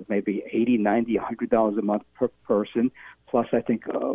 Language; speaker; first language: English; native; English